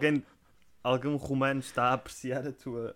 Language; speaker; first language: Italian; non-native, learner; Portuguese